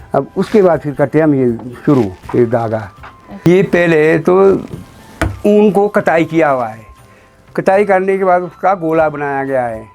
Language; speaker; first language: Hindi; non-native, local second language; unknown